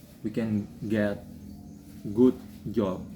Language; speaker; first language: English; non-native, learner; Indonesian